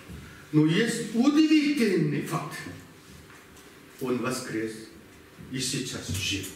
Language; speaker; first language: Russian; non-native, learner; Korean